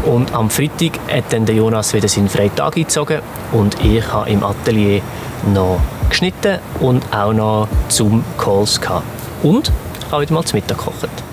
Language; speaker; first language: German; native; German